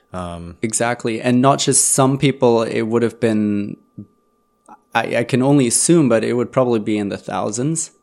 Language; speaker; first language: English; non-native, fluent; German